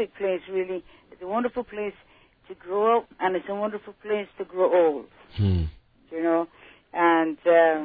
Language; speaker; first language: English; native; English